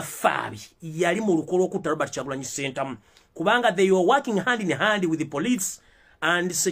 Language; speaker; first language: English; non-native, local second language; Ganda